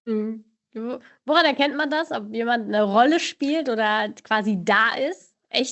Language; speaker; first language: German; native; German